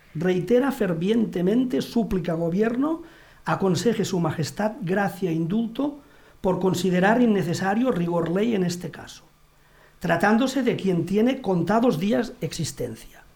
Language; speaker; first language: Spanish; non-native, local second language; Catalan